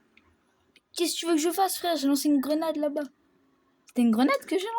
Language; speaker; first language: French; native; French